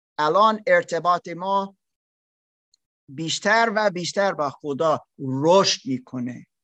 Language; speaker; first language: Persian; non-native, learner; German